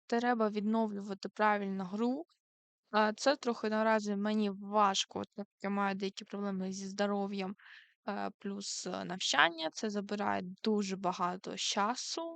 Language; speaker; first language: Ukrainian; non-native, local second language; Russian